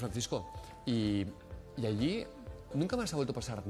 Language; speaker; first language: Spanish; native; Spanish